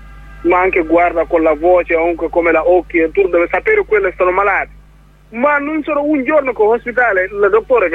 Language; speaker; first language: Italian; non-native, learner; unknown